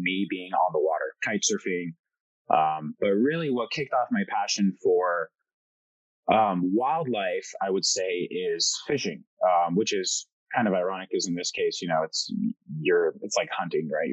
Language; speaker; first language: English; early bilingual, other home language; French